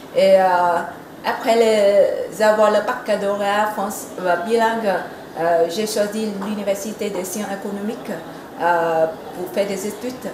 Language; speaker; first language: French; non-native, fluent; Vietnamese